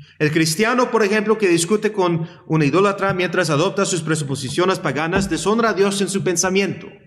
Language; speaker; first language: Spanish; early bilingual, heritage; Spanish